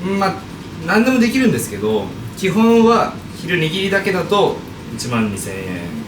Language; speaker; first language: Japanese; native; Japanese